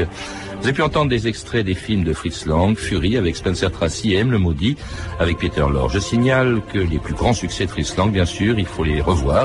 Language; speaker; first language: French; native; French